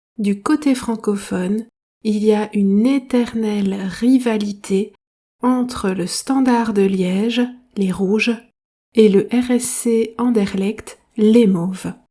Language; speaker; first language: French; native; French